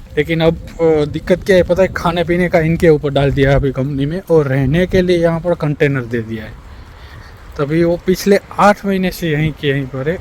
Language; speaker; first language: Hindi; non-native, local second language; Gujarati